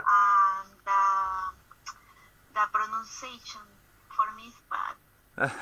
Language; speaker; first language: English; non-native, learner; Spanish